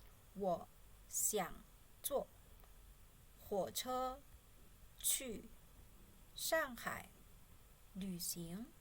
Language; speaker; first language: Chinese; non-native, fluent; Indonesian